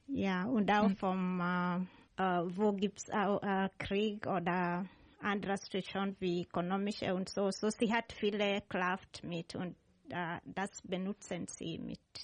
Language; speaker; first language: German; non-native, learner; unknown